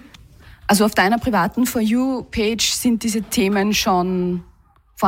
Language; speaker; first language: German; native; German